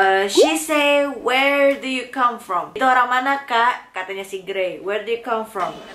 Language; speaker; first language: English; non-native, fluent; Indonesian